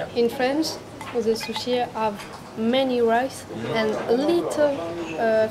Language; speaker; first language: English; non-native, learner; French